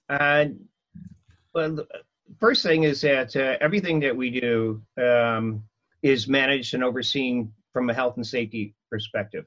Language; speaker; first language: English; native; English